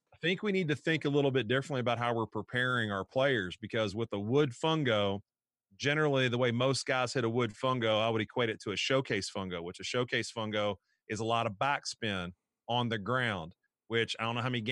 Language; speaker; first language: English; native; English